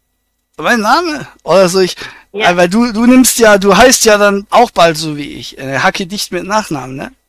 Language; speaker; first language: German; native; German